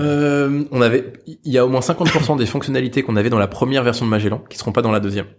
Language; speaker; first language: French; native; French